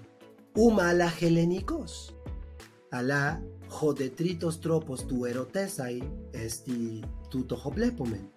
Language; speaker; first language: Greek; non-native, fluent; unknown